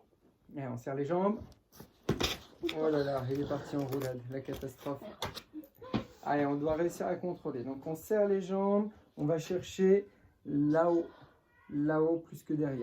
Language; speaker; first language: French; native; French